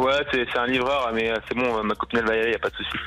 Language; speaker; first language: French; native; French